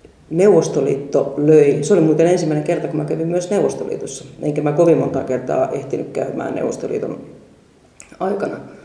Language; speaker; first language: Finnish; native; Finnish